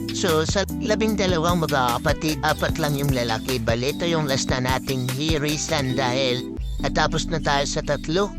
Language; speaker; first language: Filipino; non-native, local second language; Waray